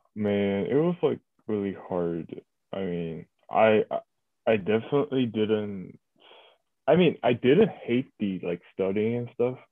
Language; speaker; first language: English; early bilingual, other home language; Korean